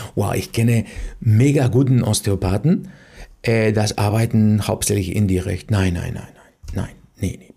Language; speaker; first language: German; non-native, fluent; Spanish